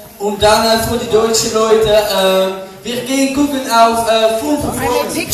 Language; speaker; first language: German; non-native, learner; Dutch